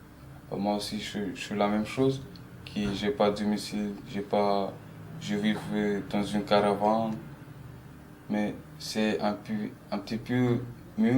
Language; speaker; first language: French; early bilingual, other home language; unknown